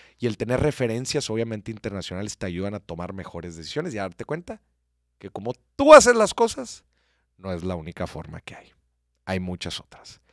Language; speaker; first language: Spanish; native; Spanish